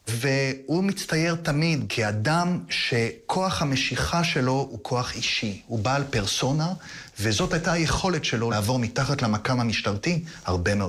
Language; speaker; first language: Hebrew; native; Hebrew